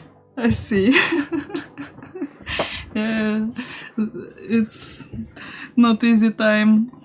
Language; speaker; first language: English; non-native, learner; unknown